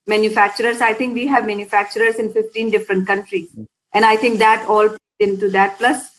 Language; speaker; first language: English; non-native, local second language; Hindi